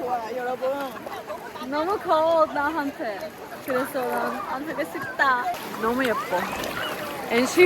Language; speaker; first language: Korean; non-native, learner; Turkish